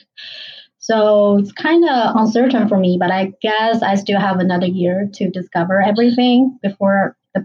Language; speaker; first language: English; non-native, fluent; Chinese